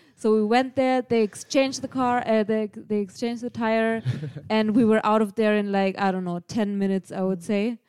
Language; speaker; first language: English; non-native, fluent; German